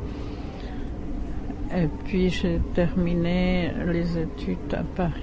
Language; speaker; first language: French; non-native, fluent; Czech